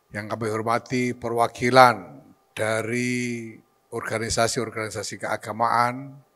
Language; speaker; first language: Indonesian; native; Indonesian